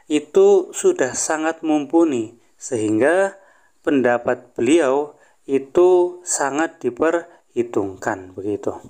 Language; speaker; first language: Indonesian; native; Indonesian